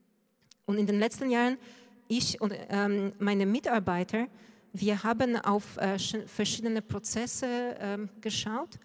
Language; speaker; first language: German; non-native, fluent; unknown